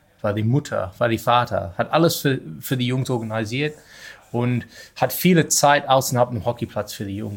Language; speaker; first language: German; non-native, learner; English